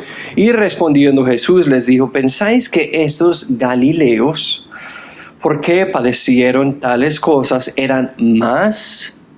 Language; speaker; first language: Spanish; non-native, fluent; English